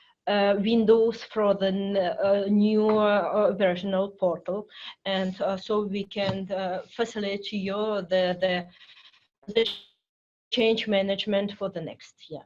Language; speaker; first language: English; non-native, fluent; French